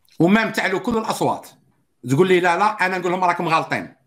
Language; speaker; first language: Arabic; native; Arabic